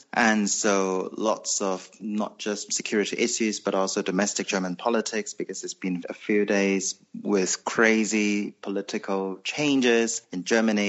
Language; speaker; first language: English; non-native, local second language; Cantonese